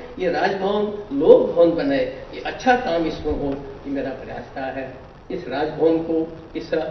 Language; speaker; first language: Hindi; native; Hindi